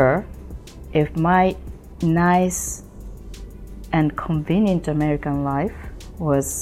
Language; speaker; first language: English; non-native, fluent; Japanese